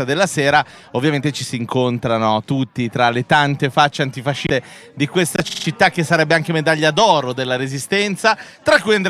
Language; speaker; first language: Italian; native; Italian